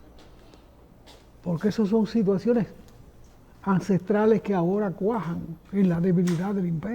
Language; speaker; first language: Spanish; native; Spanish